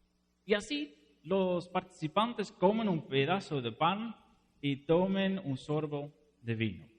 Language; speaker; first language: Spanish; non-native, fluent; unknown